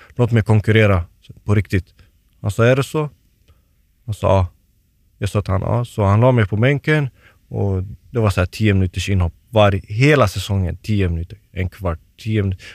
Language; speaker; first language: Swedish; early bilingual, other home language; Turoyo